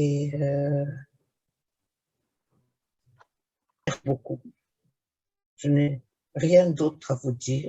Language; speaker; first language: French; non-native, fluent; Arabic